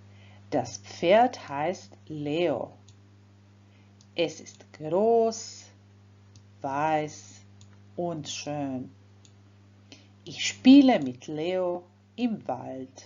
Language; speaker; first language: German; non-native, fluent; Croatian